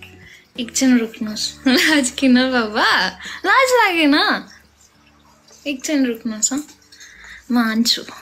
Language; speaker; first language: Nepali; non-native, learner; Hindi